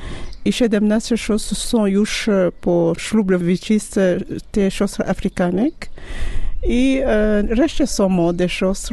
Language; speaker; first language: Polish; non-native, learner; French